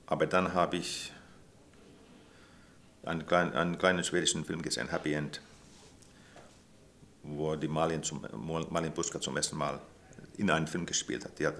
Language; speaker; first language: German; non-native, fluent; Finnish